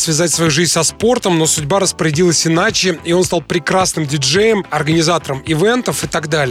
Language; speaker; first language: Russian; native; Russian